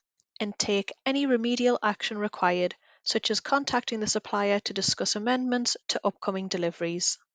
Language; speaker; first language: English; native; English